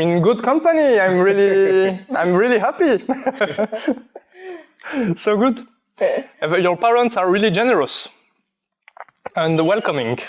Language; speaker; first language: English; non-native, learner; French